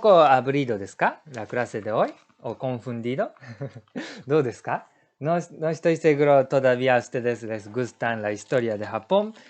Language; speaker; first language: Spanish; non-native, learner; Japanese